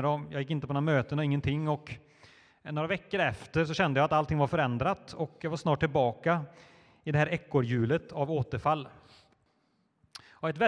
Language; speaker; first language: Swedish; native; Swedish